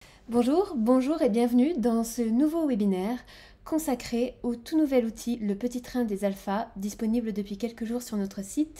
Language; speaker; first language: French; native; French